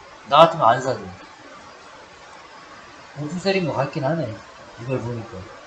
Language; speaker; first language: Korean; native; Korean